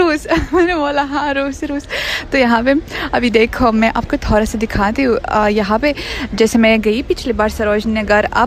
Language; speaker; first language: Hindi; non-native, fluent; Russian